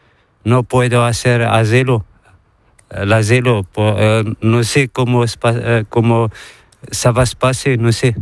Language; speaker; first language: Spanish; non-native, learner; Arabic